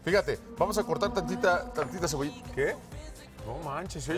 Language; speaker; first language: Spanish; native; Spanish